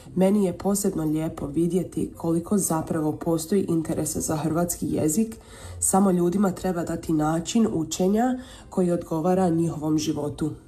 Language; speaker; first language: Croatian; early bilingual, heritage; Croatian